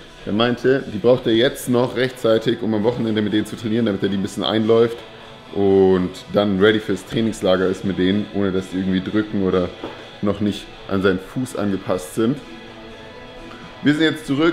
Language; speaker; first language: German; native; German